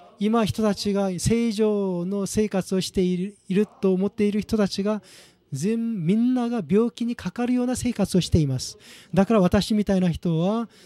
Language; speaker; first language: Japanese; non-native, fluent; Korean